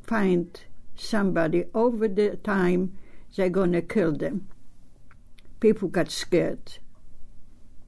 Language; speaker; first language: English; non-native, learner; Polish